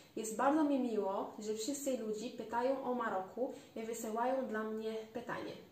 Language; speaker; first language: Polish; non-native, learner; Arabic